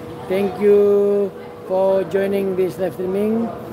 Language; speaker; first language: English; non-native, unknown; Indonesian